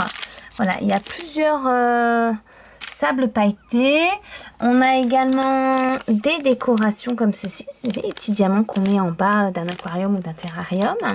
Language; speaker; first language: French; native; French